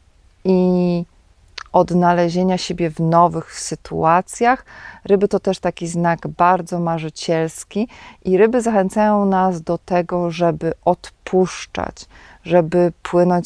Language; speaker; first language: Polish; native; Polish